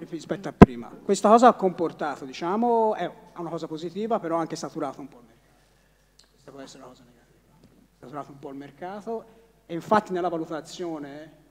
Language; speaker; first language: Italian; native; Italian